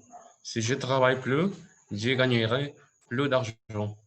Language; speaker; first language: French; non-native, learner; Spanish